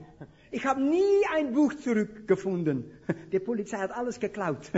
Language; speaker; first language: German; non-native, fluent; Dutch